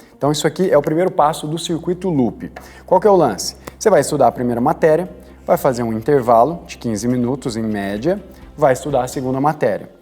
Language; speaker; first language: Portuguese; native; Portuguese